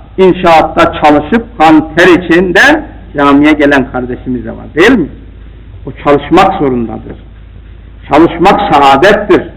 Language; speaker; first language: Turkish; native; Turkish